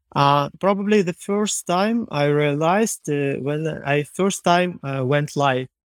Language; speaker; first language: English; non-native, learner; Ukrainian